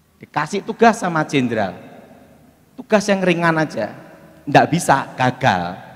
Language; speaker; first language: Indonesian; native; Indonesian